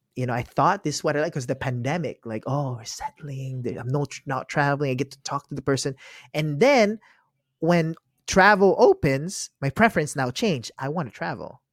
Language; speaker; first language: English; non-native, local second language; Filipino